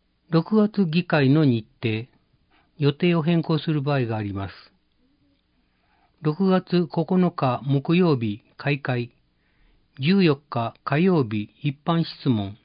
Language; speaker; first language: Japanese; native; Japanese